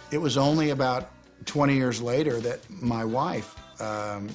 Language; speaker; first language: English; native; English